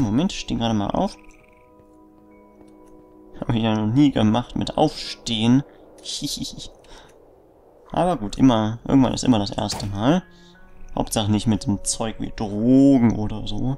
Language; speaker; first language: German; native; German